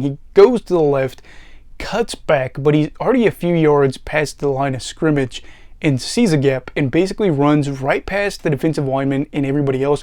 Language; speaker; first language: English; native; English